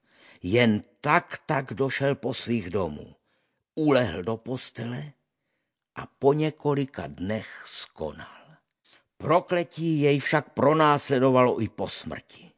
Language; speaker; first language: Czech; native; Czech